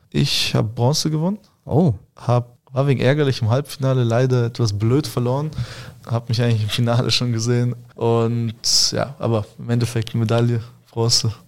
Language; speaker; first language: German; early bilingual, other home language; Russian